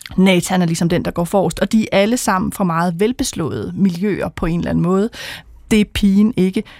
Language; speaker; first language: Danish; native; Danish